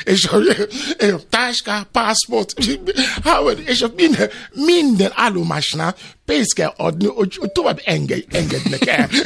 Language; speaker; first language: Hungarian; non-native, fluent; Yoruba